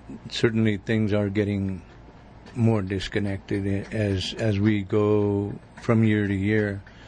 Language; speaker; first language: English; early bilingual, other home language; Spanish